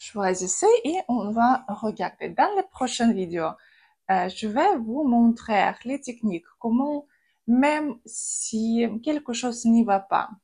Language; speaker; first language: French; non-native, fluent; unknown